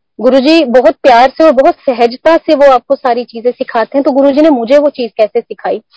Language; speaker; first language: Hindi; non-native, local second language; Punjabi